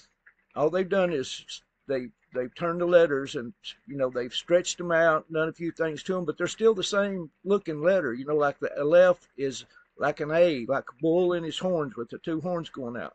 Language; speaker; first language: English; native; English